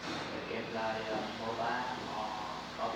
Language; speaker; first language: English; non-native, learner; Vietnamese